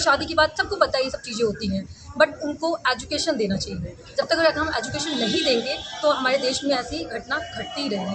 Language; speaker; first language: Hindi; native; Hindi